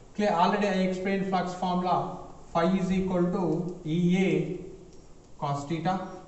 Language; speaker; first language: English; non-native, local second language; Kannada